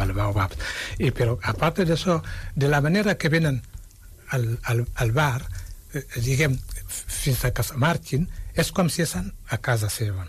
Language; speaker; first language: Catalan; non-native, fluent; Wolof